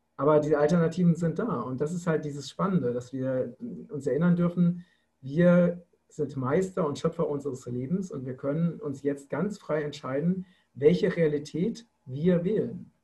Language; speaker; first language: German; native; German